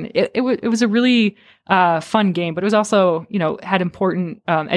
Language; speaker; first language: English; native; English